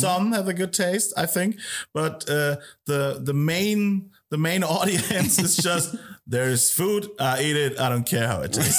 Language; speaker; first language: English; non-native, fluent; German